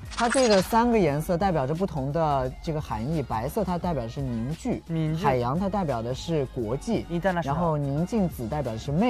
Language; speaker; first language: Chinese; native; Chinese